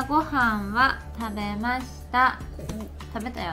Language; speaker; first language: Japanese; native; Japanese